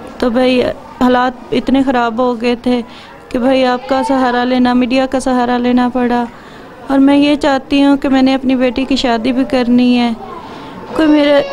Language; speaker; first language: Urdu; non-native, local second language; Punjabi